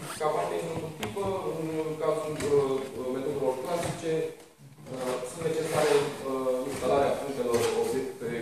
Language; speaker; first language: Romanian; native; Romanian